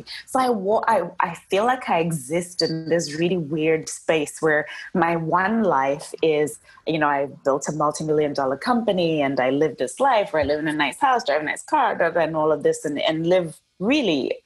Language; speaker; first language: English; non-native, local second language; Shona